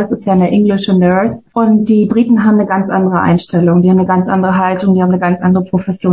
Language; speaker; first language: German; native; German